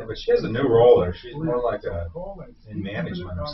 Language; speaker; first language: English; native; English